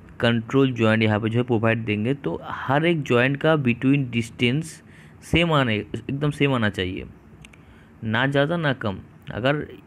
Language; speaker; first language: Hindi; non-native, local second language; Bangla